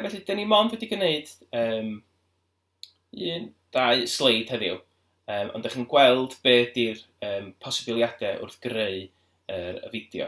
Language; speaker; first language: Welsh; native; Welsh